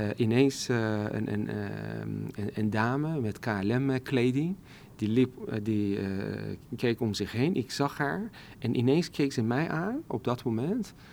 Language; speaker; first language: Dutch; non-native, fluent; Persian